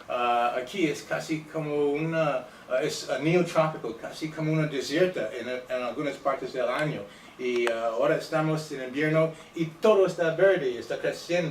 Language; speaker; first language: Spanish; non-native, fluent; English